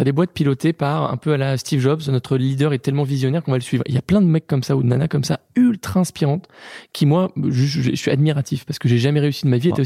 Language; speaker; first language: French; native; French